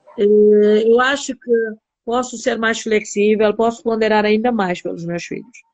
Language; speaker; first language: Portuguese; non-native, local second language; Upper Guinea Crioulo